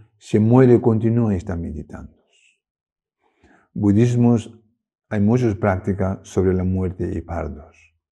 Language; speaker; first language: Spanish; non-native, learner; Tibetan